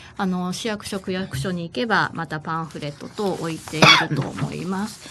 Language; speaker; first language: Japanese; native; Japanese